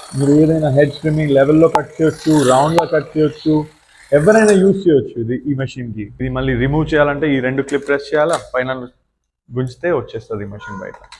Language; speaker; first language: Telugu; non-native, learner; Gujarati